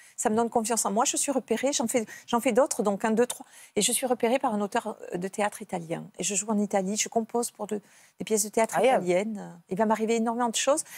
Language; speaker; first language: French; native; French